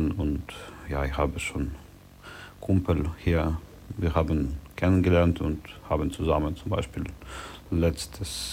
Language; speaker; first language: German; non-native, learner; Ukrainian